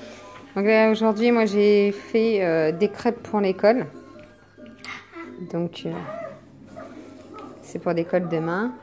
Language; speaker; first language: French; native; French